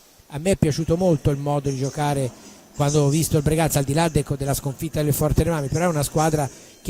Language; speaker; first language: Italian; native; Italian